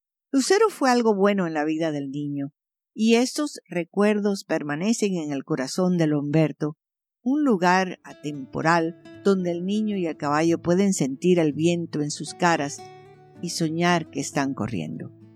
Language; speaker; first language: Spanish; early bilingual, heritage; Spanish